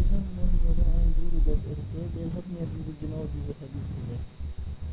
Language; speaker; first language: German; non-native, learner; Turkish